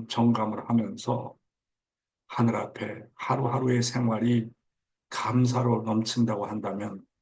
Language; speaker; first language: Korean; native; Korean